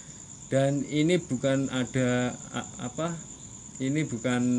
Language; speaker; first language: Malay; non-native, local second language; Javanese